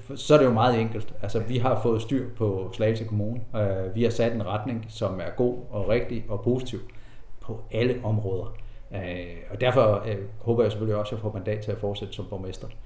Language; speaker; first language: Danish; native; Danish